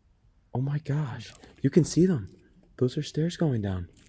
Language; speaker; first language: English; native; English